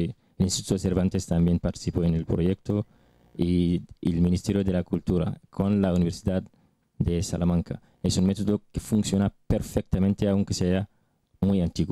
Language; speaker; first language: Spanish; non-native, fluent; Arabic